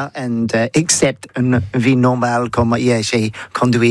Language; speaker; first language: French; non-native, learner; English